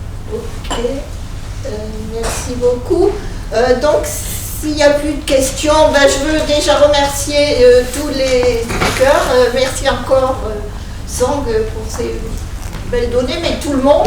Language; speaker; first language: French; native; French